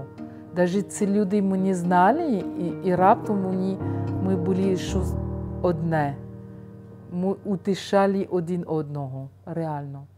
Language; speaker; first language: Ukrainian; non-native, fluent; French